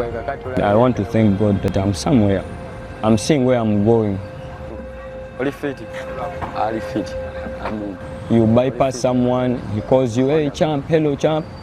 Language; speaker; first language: English; non-native, local second language; Ganda